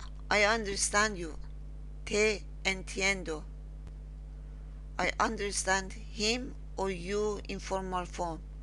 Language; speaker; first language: English; non-native, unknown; Persian